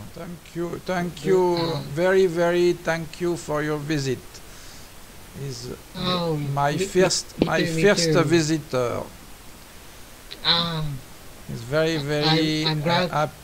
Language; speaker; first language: English; non-native, learner; French